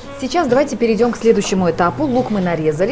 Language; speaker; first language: Russian; native; Russian